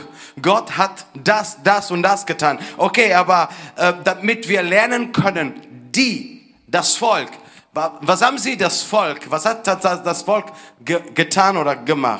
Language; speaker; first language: German; non-native, fluent; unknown